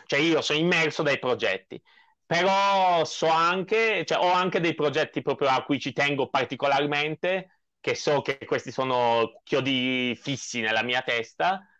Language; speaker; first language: Italian; non-native, fluent; Polish